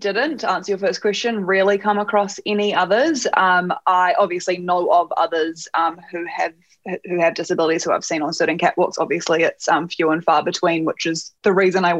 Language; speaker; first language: English; native; English